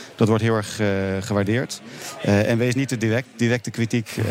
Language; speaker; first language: Dutch; native; Dutch